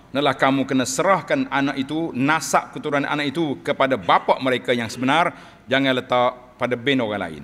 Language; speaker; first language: Malay; native; Malay